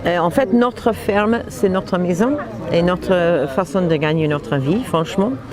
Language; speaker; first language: French; non-native, fluent; English